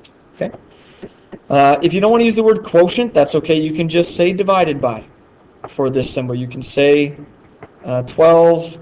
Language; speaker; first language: English; native; English